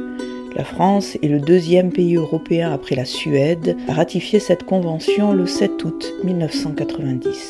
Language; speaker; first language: French; native; French